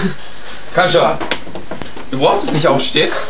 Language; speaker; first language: German; early bilingual, other home language; Turkish